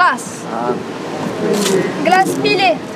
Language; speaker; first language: French; native; French